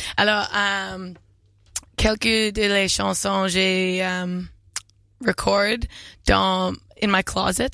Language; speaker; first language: French; non-native, learner; English